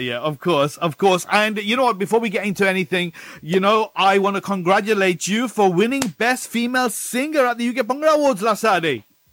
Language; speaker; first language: English; early bilingual, other home language; Hindi